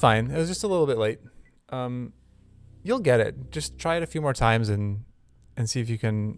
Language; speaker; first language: English; native; English